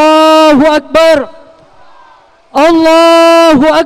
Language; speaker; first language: Indonesian; native; Indonesian